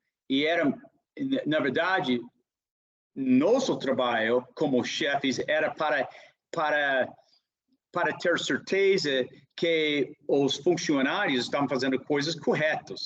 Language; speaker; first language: Portuguese; non-native, fluent; English